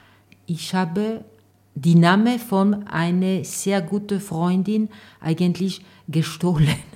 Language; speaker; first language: German; non-native, fluent; French